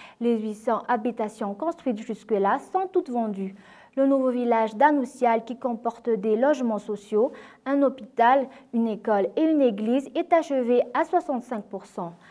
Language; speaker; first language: French; non-native, local second language; Malagasy